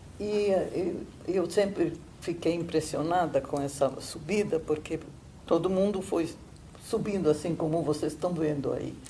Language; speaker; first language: Portuguese; non-native, fluent; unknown